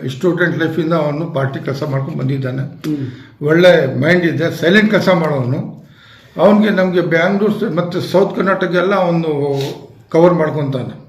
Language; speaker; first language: Kannada; non-native, local second language; Urdu